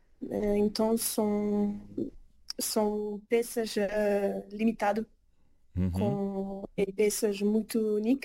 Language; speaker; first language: Portuguese; early bilingual, heritage; French